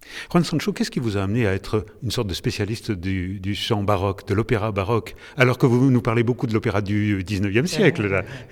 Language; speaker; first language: French; native; French